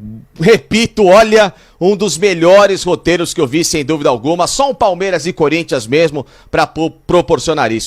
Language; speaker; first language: Portuguese; native; Portuguese